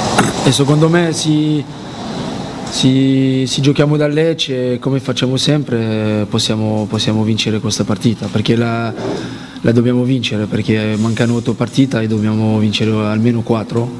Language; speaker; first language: Italian; non-native, fluent; French